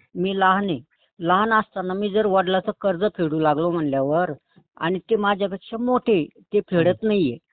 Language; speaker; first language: Marathi; native; Marathi